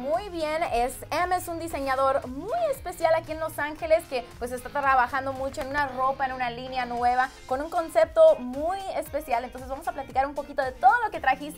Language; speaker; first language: Spanish; native; Spanish